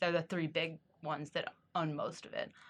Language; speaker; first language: English; native; English